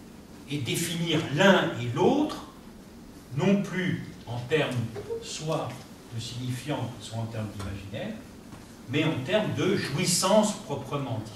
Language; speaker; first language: French; native; French